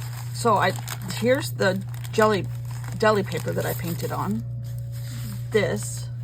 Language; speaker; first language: English; native; English